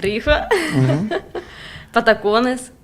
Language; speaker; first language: Spanish; non-native, learner; Russian